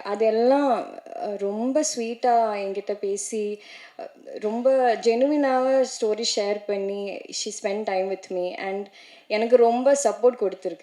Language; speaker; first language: Tamil; non-native, learner; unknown